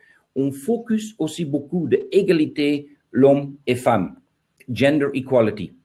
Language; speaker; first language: French; non-native, learner; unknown